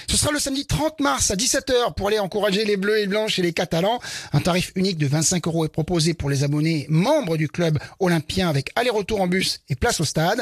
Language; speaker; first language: French; native; French